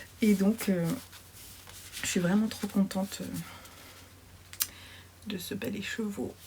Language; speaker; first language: French; native; French